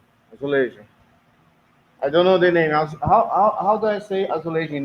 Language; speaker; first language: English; non-native, learner; Portuguese